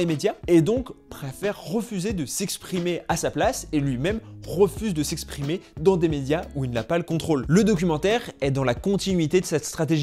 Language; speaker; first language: French; native; French